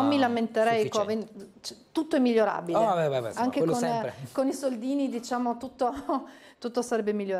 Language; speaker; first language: Italian; native; Italian